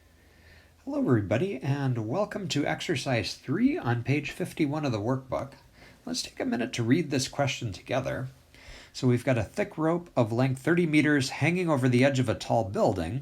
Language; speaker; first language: English; native; English